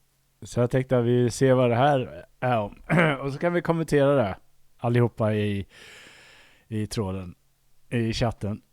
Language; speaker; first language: Swedish; native; Swedish